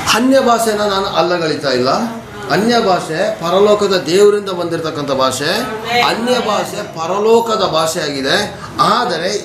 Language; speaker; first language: Kannada; non-native, local second language; Kodava